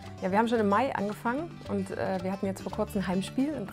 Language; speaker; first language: German; native; German